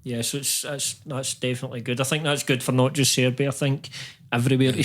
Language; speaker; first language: English; native; English